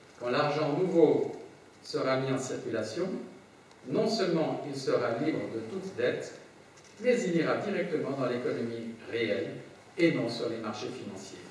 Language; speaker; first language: French; native; French